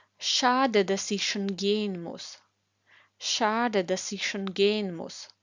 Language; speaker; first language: German; non-native, fluent; Ukrainian